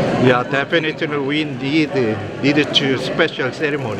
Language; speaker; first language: English; non-native, learner; Korean